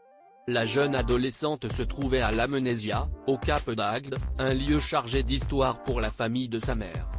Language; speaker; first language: French; native; French